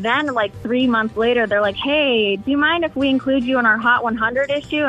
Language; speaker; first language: English; native; English